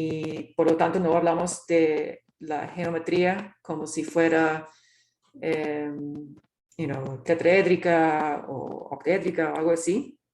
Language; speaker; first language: Spanish; non-native, fluent; English